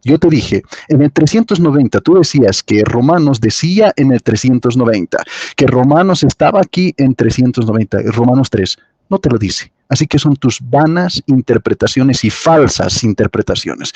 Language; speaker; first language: Spanish; native; Spanish